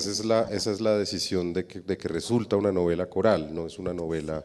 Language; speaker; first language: Spanish; native; Spanish